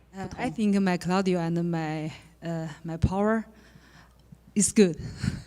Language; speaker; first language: English; non-native, learner; Chinese